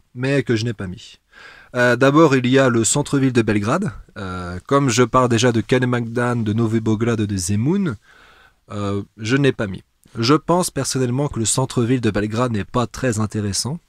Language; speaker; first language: French; native; French